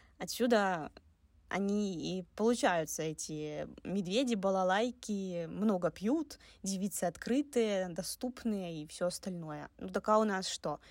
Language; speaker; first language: Russian; native; Russian